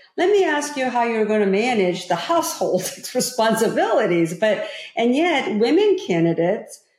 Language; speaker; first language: English; early bilingual, other home language; Korean